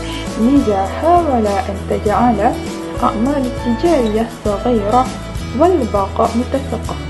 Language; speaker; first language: Arabic; non-native, learner; Malay